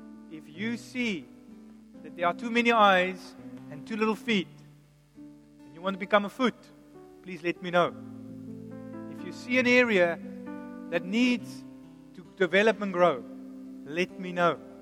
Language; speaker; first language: English; non-native, local second language; Afrikaans